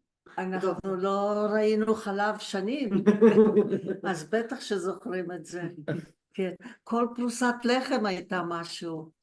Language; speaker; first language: Hebrew; early bilingual, other home language; Polish